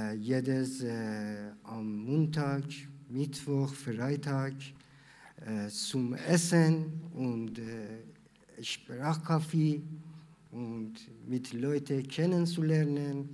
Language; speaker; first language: German; non-native, learner; Persian